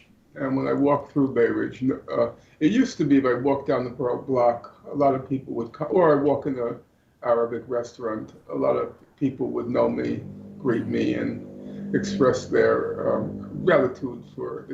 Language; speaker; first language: English; native; English